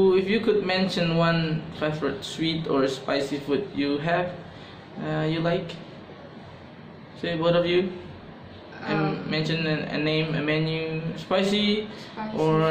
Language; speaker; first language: English; non-native, fluent; Indonesian